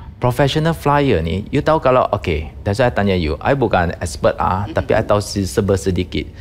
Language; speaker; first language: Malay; non-native, local second language; Chinese